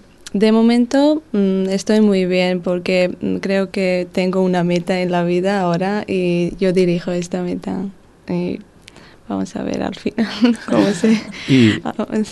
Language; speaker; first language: Spanish; non-native, learner; Georgian